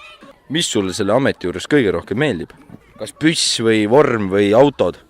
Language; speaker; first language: Estonian; native; Estonian